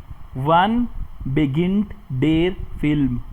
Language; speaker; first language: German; non-native, fluent; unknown